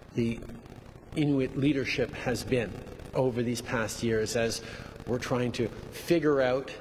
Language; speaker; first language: English; early bilingual, other home language; French